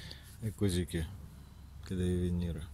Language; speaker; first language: Italian; non-native, fluent; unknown